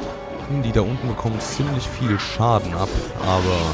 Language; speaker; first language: German; native; German